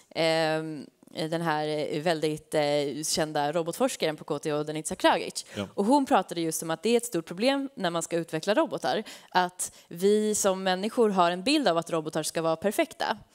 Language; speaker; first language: Swedish; native; Swedish